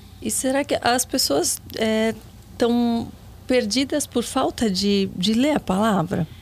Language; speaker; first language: Portuguese; native; Portuguese